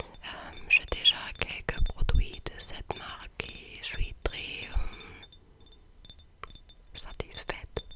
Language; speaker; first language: French; non-native, learner; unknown